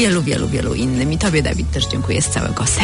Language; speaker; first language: Polish; native; Polish